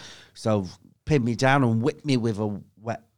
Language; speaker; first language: English; native; English